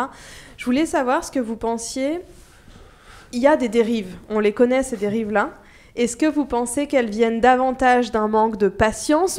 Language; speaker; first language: French; native; French